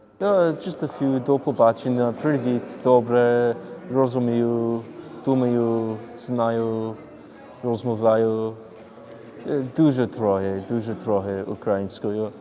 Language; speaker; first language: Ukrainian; non-native, learner; English